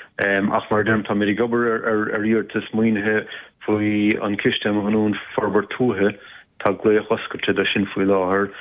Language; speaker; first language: Irish; native; Irish